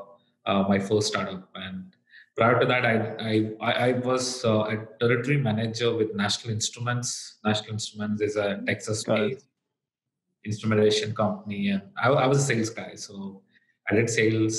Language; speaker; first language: English; non-native, local second language; Malayalam